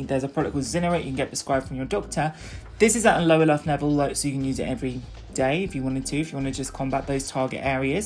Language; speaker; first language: English; native; English